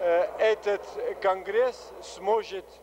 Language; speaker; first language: Russian; non-native, fluent; French